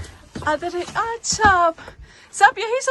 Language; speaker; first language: Hindi; non-native, local second language; Kannada